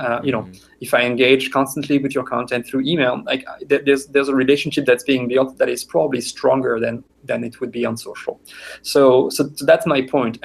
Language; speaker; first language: English; non-native, fluent; French